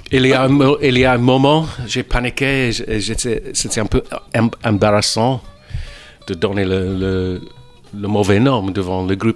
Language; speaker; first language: French; non-native, fluent; English